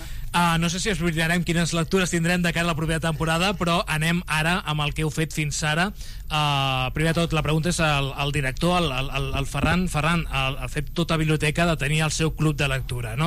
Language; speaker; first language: Catalan; native; Catalan